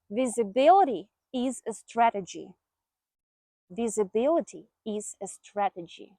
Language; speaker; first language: English; non-native, fluent; Ukrainian